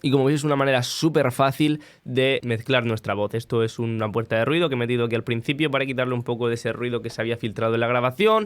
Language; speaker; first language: Spanish; native; Spanish